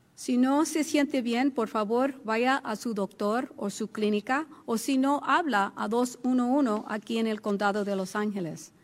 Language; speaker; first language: Spanish; early bilingual, heritage; Spanish